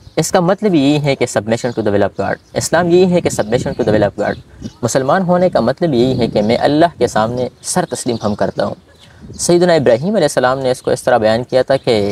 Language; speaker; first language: Urdu; non-native, local second language; Pashto